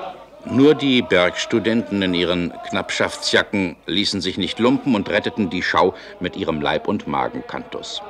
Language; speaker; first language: German; native; German